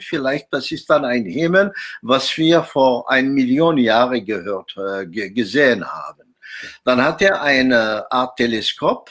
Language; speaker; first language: German; non-native, fluent; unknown